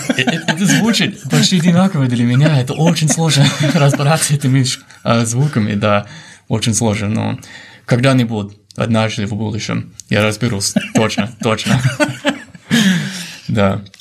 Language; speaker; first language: Russian; non-native, fluent; English